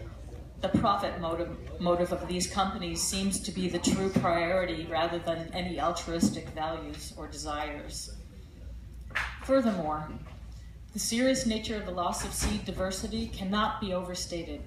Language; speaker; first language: English; native; English